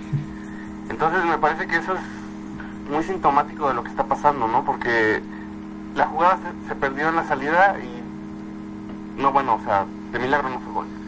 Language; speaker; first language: Spanish; native; Spanish